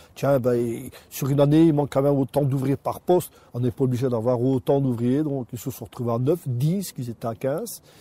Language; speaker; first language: French; native; French